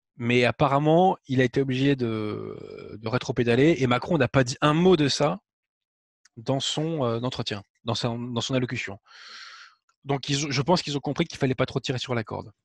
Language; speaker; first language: French; native; French